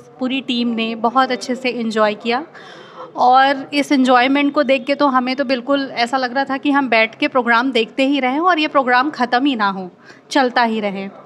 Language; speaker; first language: Hindi; native; Hindi